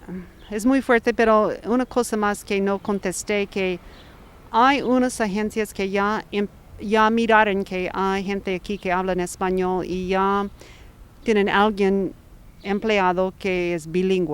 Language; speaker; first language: Spanish; non-native, fluent; English